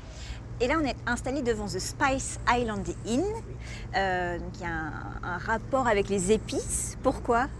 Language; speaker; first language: French; native; French